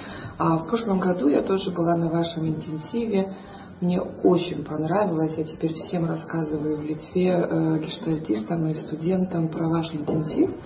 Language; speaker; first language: Russian; non-native, fluent; Lithuanian